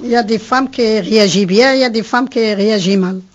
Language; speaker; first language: French; non-native, learner; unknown